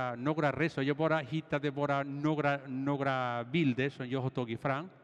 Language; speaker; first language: Swedish; non-native, fluent; Spanish